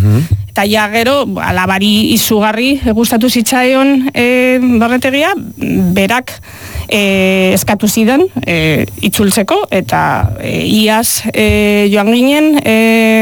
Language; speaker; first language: Basque; non-native, local second language; Spanish